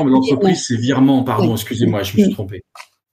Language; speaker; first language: French; native; French